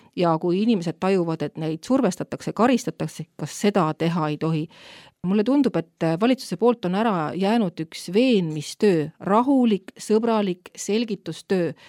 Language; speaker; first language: Estonian; native; Estonian